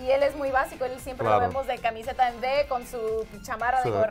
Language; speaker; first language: Spanish; native; Spanish